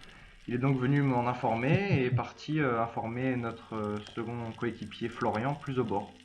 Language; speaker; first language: French; native; French